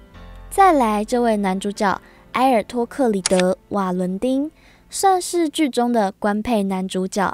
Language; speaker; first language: Chinese; native; Chinese